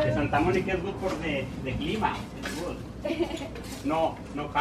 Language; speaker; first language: Spanish; non-native, learner; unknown